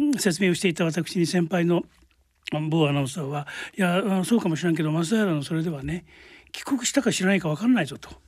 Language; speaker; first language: Japanese; native; Japanese